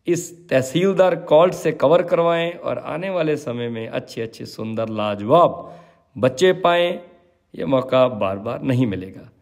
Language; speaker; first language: Hindi; native; Hindi